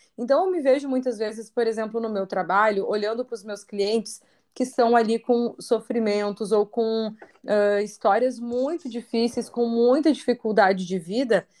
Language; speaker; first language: Portuguese; native; Portuguese